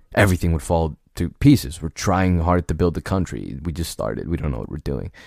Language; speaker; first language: English; native; English